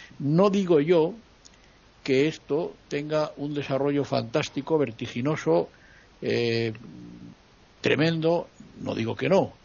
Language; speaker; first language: Spanish; native; Spanish